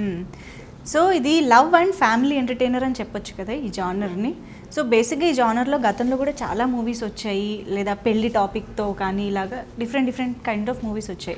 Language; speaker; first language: Telugu; native; Telugu